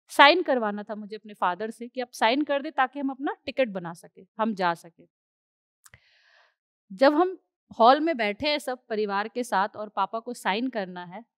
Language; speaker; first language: Hindi; native; Hindi